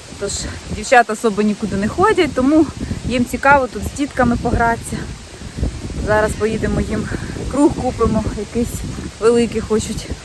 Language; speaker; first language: Ukrainian; native; Ukrainian